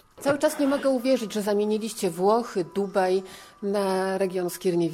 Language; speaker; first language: Polish; native; Polish